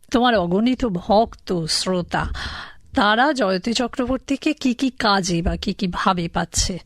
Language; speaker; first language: Bangla; native; Bangla